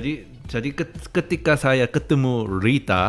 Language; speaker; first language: Indonesian; non-native, fluent; Korean